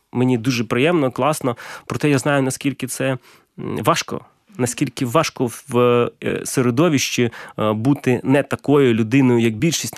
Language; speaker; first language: Ukrainian; non-native, local second language; Russian